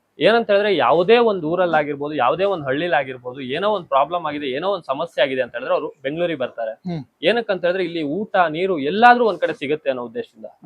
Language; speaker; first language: Kannada; native; Kannada